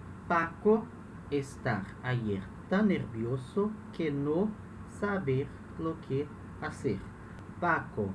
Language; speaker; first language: Spanish; non-native, fluent; Portuguese